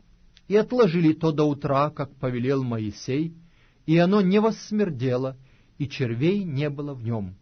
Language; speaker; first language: Russian; native; Russian